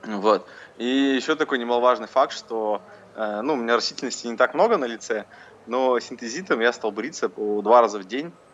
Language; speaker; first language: Russian; native; Russian